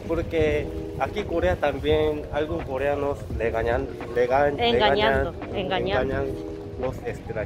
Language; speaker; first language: Spanish; non-native, learner; Korean